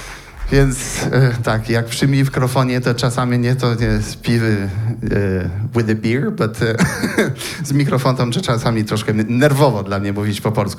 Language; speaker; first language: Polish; non-native, learner; French